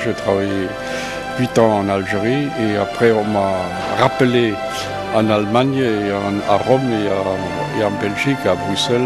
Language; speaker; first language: French; non-native, fluent; German